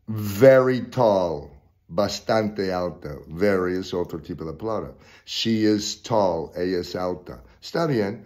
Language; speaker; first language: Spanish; non-native, learner; English